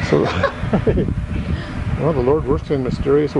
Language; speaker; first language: English; native; English